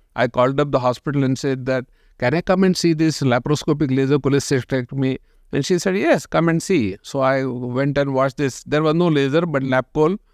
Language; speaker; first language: English; non-native, local second language; Marathi